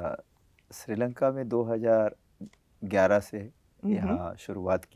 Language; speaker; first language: Hindi; native; Hindi